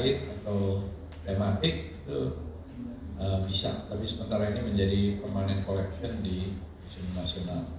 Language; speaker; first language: Indonesian; native; Indonesian